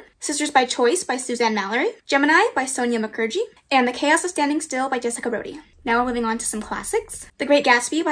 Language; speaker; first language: English; native; English